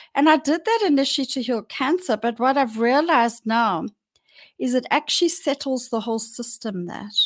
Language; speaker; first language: English; native; English